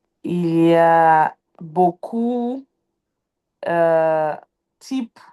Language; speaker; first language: French; non-native, learner; English